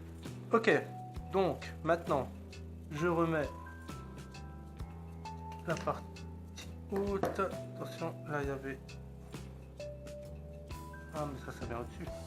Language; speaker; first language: French; native; French